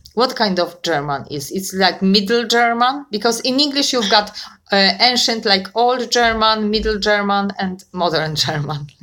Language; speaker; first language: English; non-native, fluent; Polish